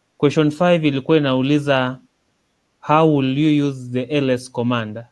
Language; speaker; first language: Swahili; non-native, local second language; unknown